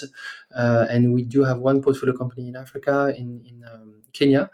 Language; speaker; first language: English; non-native, fluent; French